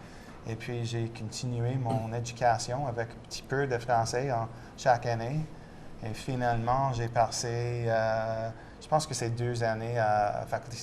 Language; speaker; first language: French; non-native, local second language; English